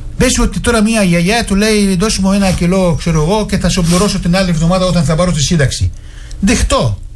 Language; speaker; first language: Greek; non-native, fluent; Arabic